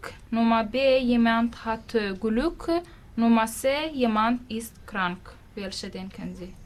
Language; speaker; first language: German; non-native, learner; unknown